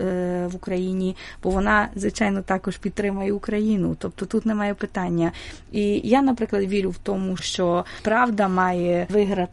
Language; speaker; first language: Ukrainian; early bilingual, heritage; Ukrainian